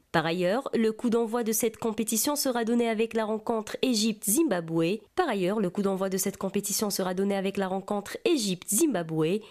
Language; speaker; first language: French; non-native, local second language; Arabic